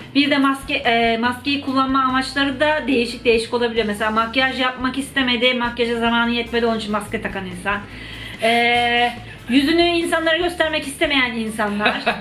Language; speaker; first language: Turkish; native; Turkish